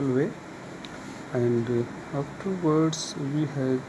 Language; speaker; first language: English; non-native, local second language; Hindi